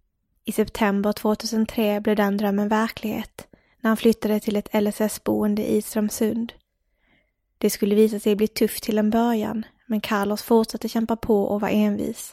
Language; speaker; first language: Swedish; native; Swedish